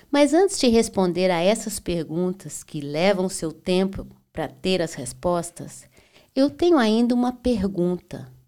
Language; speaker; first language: Portuguese; native; Portuguese